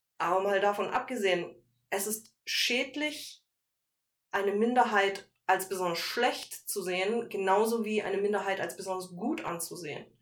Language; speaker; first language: German; native; German